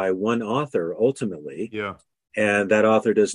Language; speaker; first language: English; native; English